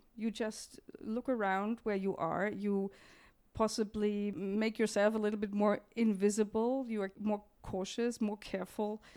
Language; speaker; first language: English; non-native, fluent; German